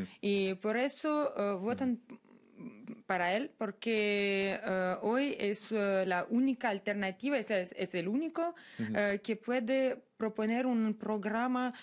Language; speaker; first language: Spanish; non-native, fluent; Russian